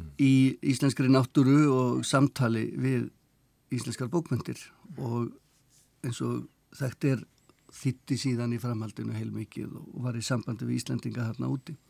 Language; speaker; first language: Icelandic; native; Icelandic